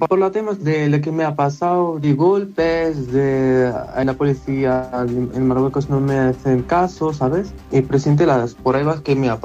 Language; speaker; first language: Spanish; non-native, learner; Arabic